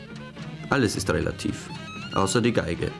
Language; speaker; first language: German; native; German